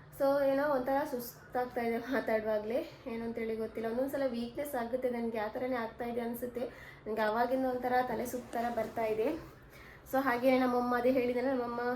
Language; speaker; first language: Kannada; native; Kannada